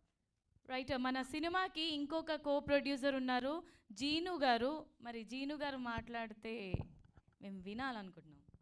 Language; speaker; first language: Telugu; native; Telugu